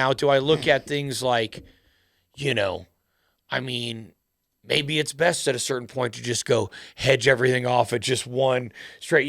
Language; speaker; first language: English; native; English